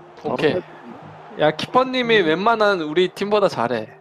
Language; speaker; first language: Korean; native; Korean